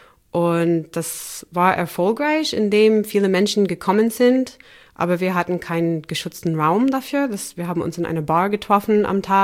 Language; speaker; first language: German; non-native, fluent; English